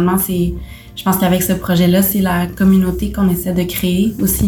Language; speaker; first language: French; native; French